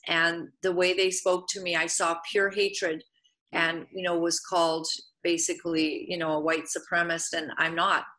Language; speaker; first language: English; native; English